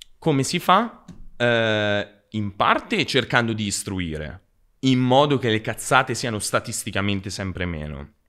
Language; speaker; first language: Italian; native; Italian